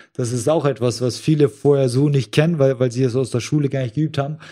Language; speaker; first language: German; early bilingual, other home language; Russian